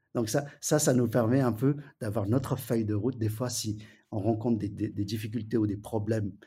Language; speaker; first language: French; early bilingual, other home language; Wu Chinese